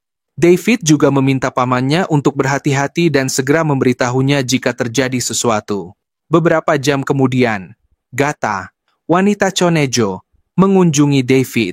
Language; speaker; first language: Indonesian; native; Indonesian